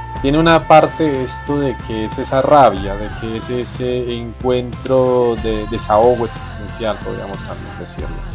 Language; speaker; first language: Spanish; native; Spanish